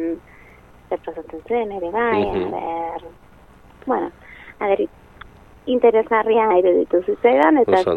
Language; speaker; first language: Basque; non-native, local second language; Spanish